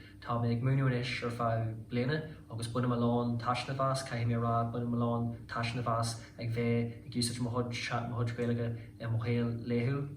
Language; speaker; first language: Irish; non-native, local second language; English